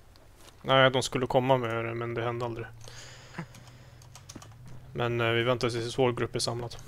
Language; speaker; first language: Swedish; native; Swedish